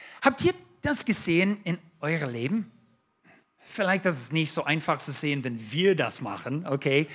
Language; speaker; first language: German; non-native, fluent; English